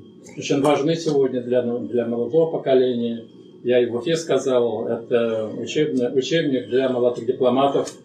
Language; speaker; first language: Russian; native; Russian